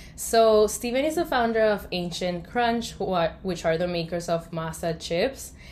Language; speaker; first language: English; non-native, fluent; Spanish